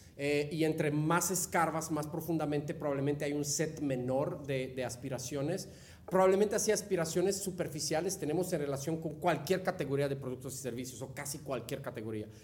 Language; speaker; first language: Spanish; non-native, fluent; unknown